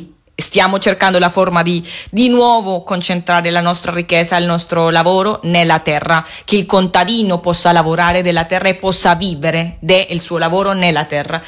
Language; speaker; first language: Italian; non-native, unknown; Spanish